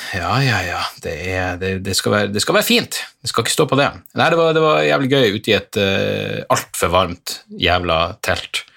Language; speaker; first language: Norwegian; native; Norwegian